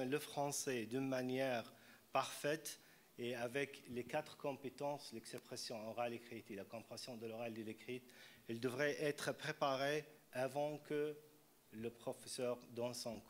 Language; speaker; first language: French; non-native, fluent; Arabic